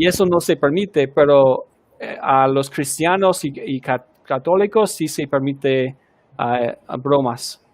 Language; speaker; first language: Spanish; non-native, fluent; English